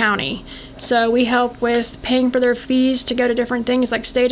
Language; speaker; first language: English; native; English